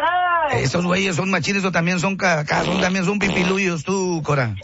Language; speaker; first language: Spanish; native; Spanish